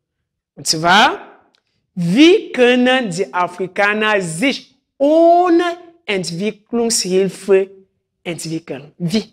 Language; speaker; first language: German; non-native, fluent; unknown